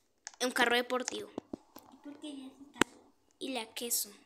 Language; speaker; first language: Spanish; native; Spanish